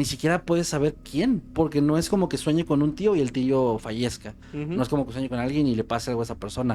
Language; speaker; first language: Spanish; native; Spanish